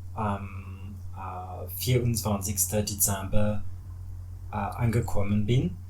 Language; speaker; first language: German; non-native, learner; French